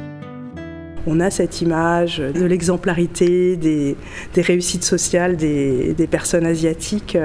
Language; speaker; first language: French; native; French